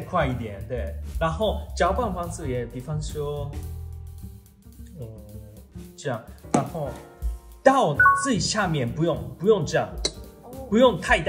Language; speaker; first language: Chinese; non-native, learner; Japanese